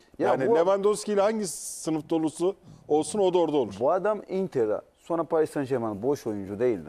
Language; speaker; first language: Turkish; non-native, learner; Portuguese